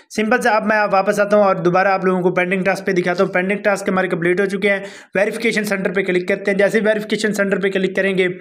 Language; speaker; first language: Urdu; non-native, local second language; Punjabi